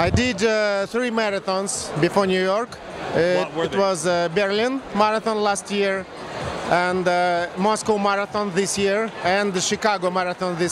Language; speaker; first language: English; non-native, fluent; Russian